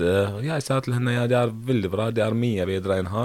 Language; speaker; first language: Norwegian; non-native, learner; Arabic